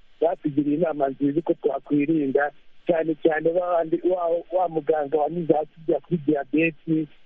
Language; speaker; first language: Kinyarwanda; native; Kinyarwanda